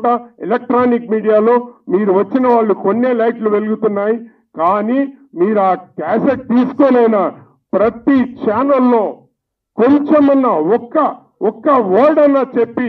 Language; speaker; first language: Telugu; native; Telugu